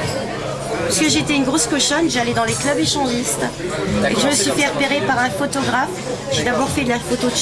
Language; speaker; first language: French; native; French